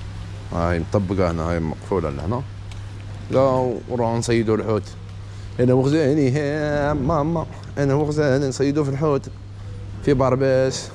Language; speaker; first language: Arabic; native; Arabic